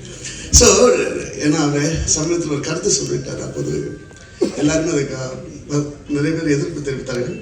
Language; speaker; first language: Tamil; native; Tamil